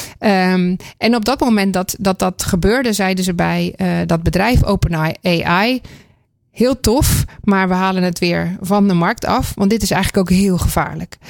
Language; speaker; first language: Dutch; native; Dutch